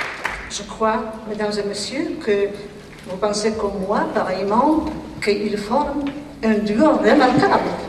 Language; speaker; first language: French; non-native, fluent; Polish